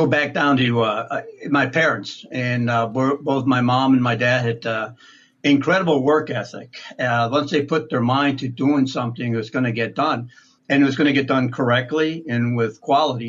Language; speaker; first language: English; native; English